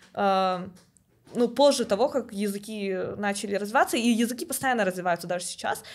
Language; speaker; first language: Russian; native; Russian